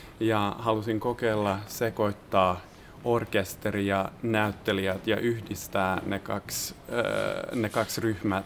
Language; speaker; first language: Finnish; non-native, fluent; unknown